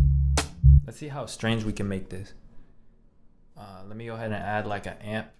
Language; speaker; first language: English; native; English